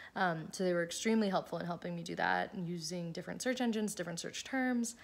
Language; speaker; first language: English; native; English